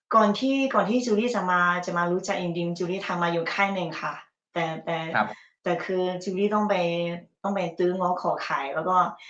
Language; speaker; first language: Thai; early bilingual, other home language; Chinese